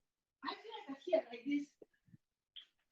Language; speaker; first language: English; non-native, learner; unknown